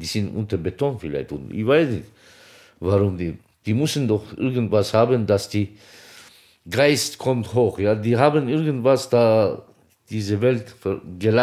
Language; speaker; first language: German; non-native, local second language; Turkish